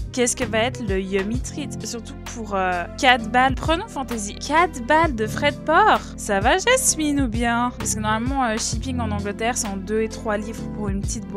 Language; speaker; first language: French; native; French